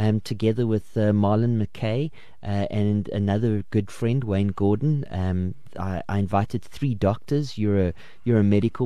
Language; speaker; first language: English; native; English